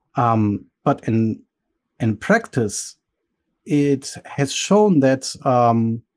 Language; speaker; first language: English; early bilingual, other home language; Bulgarian